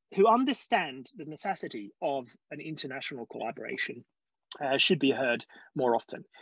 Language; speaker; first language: English; non-native, fluent; Hungarian